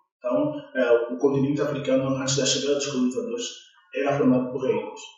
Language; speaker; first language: Portuguese; non-native, local second language; Kongo